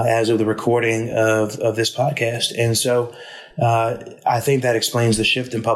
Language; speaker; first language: English; native; English